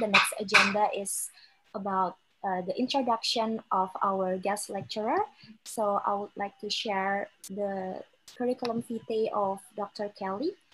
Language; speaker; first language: English; non-native, fluent; Indonesian